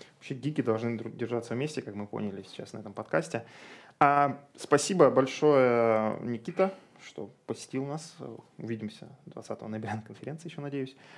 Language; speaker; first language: Russian; native; Russian